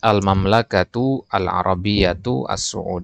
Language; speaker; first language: Arabic; non-native, fluent; Indonesian